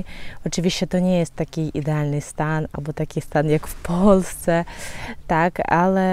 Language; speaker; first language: Polish; non-native, fluent; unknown